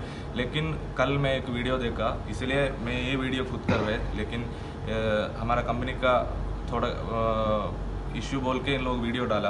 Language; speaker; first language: Hindi; non-native, learner; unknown